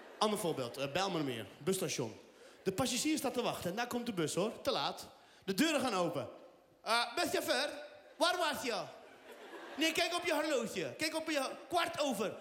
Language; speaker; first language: Dutch; early bilingual, other home language; Riffian